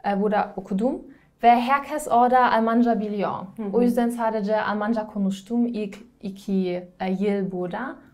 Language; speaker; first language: Turkish; non-native, learner; German